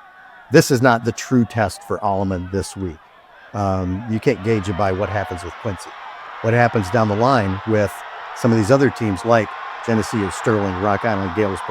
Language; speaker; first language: English; native; English